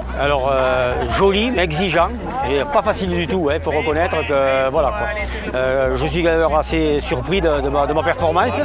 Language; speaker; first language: French; native; French